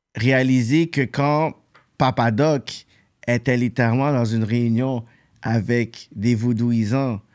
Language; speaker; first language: French; native; French